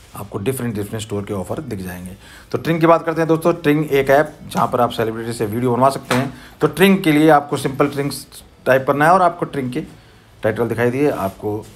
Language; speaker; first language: Hindi; native; Hindi